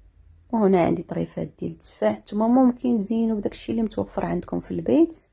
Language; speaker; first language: Arabic; native; Arabic